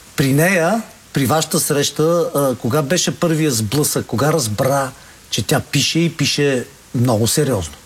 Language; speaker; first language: Bulgarian; native; Bulgarian